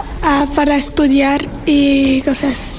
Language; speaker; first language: Catalan; non-native, learner; Urdu